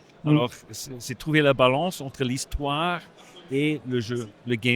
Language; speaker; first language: French; non-native, local second language; Dutch